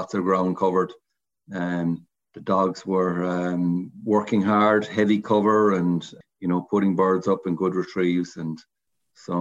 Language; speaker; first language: English; native; English